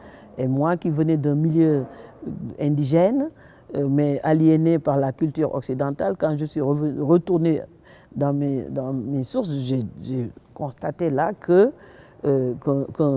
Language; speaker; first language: French; non-native, local second language; Wolof